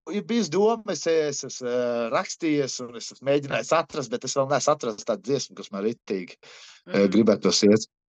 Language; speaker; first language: Latvian; early bilingual, heritage; Latvian